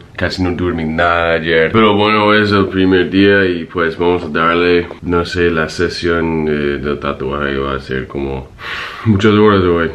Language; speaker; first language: Spanish; non-native, fluent; English